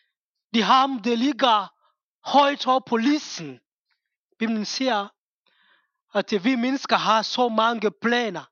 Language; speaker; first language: Danish; non-native, fluent; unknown